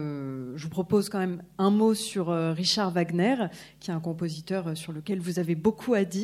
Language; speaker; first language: French; native; French